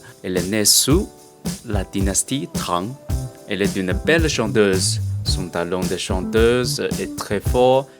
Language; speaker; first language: French; non-native, learner; Chinese